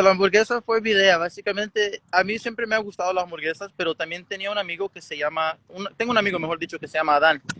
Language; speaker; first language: Spanish; early bilingual, heritage; Spanish